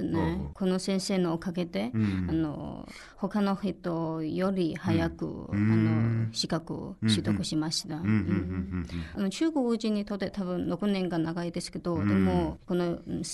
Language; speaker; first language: Japanese; non-native, learner; Chinese